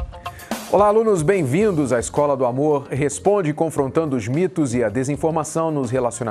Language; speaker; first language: Portuguese; native; Portuguese